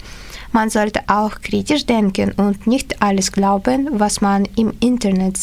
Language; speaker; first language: German; non-native, learner; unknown